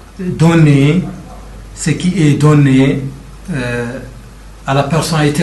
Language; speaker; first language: French; non-native, local second language; Arabic